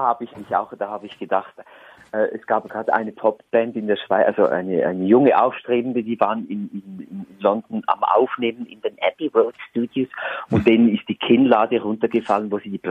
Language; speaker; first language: German; native; German